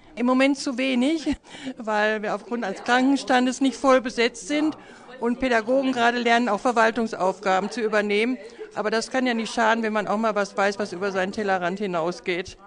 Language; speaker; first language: German; native; German